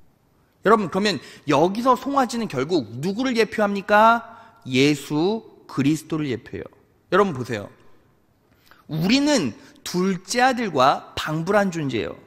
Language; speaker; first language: Korean; native; Korean